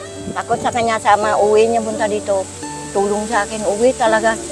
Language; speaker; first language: Filipino; non-native, learner; Vietnamese